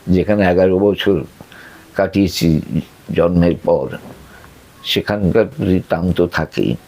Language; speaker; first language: Bangla; early bilingual, other home language; Sylheti